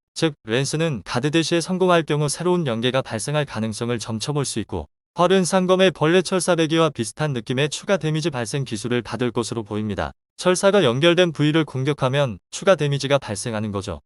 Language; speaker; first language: Korean; native; Korean